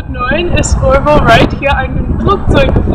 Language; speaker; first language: German; non-native, learner; English